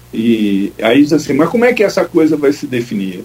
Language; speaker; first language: Portuguese; native; Portuguese